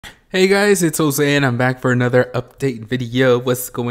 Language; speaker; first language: English; native; English